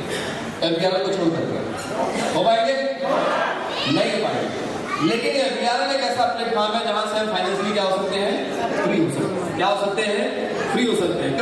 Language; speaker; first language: Hindi; native; Hindi